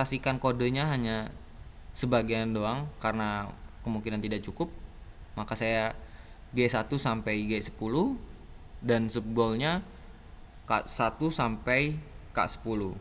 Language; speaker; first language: Indonesian; native; Indonesian